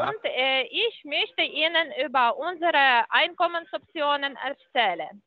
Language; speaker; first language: German; non-native, fluent; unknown